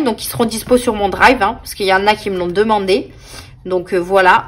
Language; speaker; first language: French; native; French